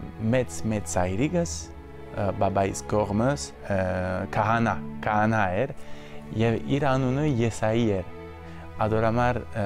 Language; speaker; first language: Armenian; early bilingual, other home language; French